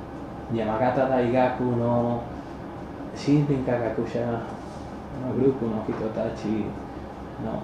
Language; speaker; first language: Japanese; non-native, fluent; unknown